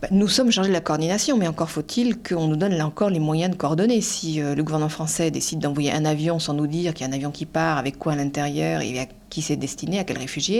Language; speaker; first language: French; native; French